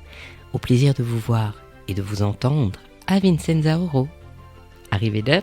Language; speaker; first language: French; native; French